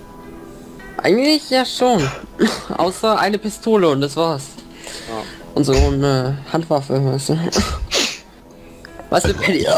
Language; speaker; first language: German; native; German